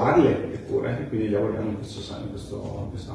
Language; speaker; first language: Italian; native; Italian